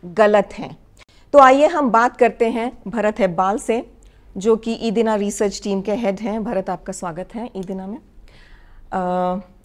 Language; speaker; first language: Hindi; native; Hindi